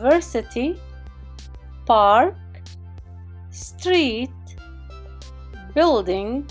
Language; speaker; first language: English; non-native, fluent; Arabic